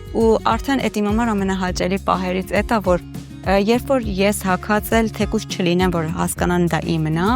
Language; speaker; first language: Armenian; early bilingual, heritage; Armenian